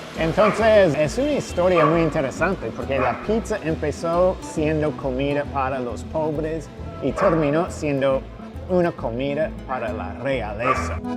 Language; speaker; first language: Spanish; non-native, fluent; English